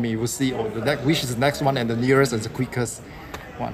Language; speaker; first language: English; non-native, local second language; Chinese